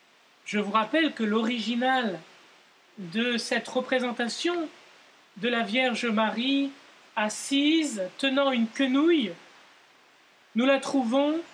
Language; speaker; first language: French; native; French